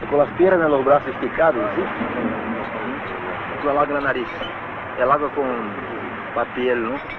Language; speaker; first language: Spanish; non-native, learner; Portuguese